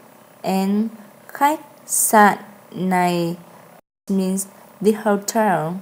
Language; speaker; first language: English; non-native, learner; Vietnamese